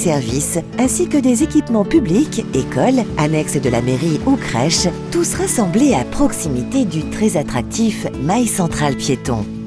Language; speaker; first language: French; native; French